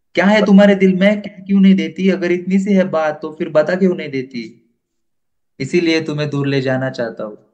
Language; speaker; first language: Hindi; non-native, local second language; Marathi